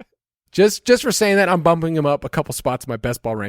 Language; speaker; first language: English; native; English